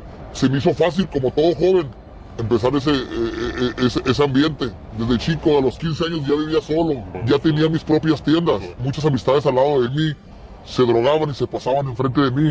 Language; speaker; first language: Spanish; native; Spanish